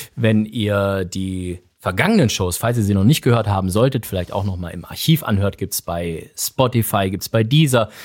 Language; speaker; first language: German; native; German